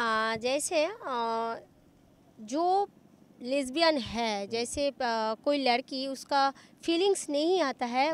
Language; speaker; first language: Hindi; non-native, local second language; Bangla